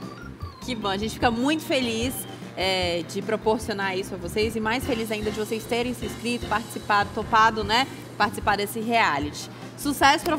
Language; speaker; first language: Portuguese; native; Portuguese